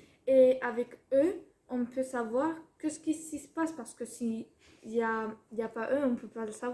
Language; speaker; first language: French; non-native, fluent; Spanish